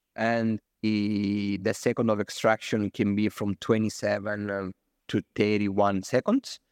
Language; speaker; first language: English; non-native, fluent; Italian